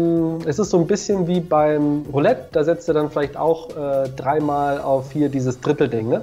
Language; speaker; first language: German; native; German